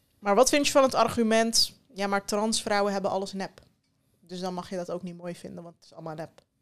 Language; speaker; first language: Dutch; early bilingual, other home language; Turkish